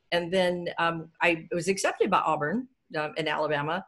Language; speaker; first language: English; native; English